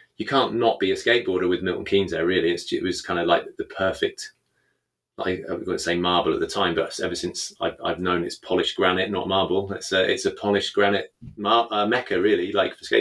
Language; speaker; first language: English; native; English